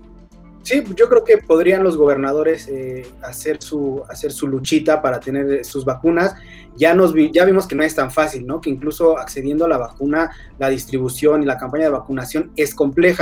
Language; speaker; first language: Spanish; native; Spanish